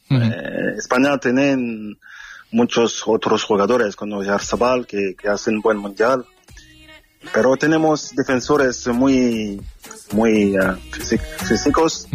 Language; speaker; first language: Spanish; non-native, fluent; French